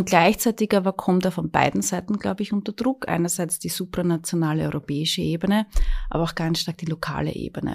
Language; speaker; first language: German; native; German